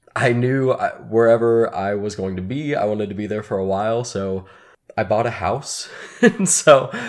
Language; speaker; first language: English; native; English